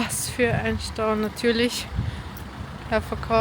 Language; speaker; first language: German; early bilingual, other home language; Bosnian